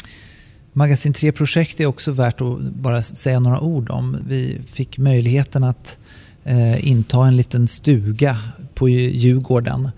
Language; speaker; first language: Swedish; native; Swedish